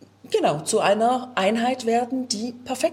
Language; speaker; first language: German; native; German